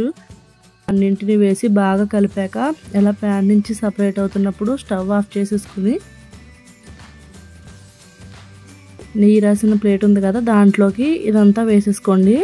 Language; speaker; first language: Telugu; native; Telugu